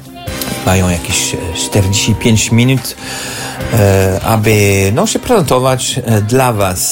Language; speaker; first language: Polish; non-native, fluent; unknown